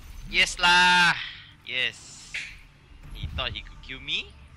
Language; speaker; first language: English; non-native, local second language; Chinese